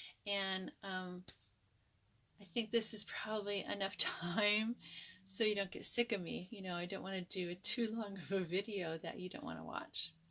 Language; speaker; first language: English; native; English